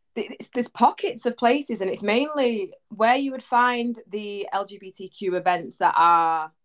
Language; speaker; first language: English; native; English